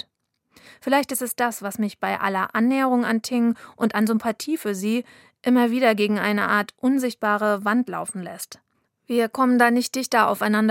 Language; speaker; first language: German; native; German